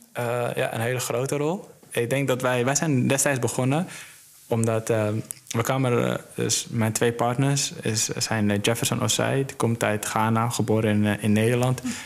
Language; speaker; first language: Dutch; early bilingual, other home language; Somali